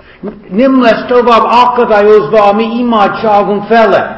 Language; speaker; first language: Hungarian; non-native, learner; English